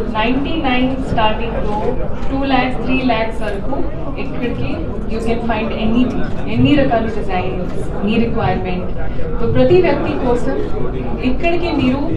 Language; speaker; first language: Telugu; non-native, learner; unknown